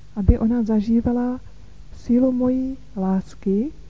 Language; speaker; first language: Czech; native; Czech